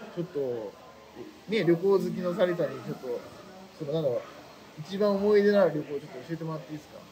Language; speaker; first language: Japanese; native; Japanese